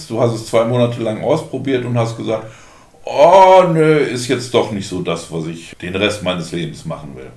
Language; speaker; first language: German; native; German